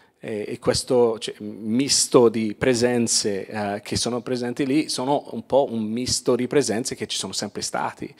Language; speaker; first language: Italian; non-native, fluent; English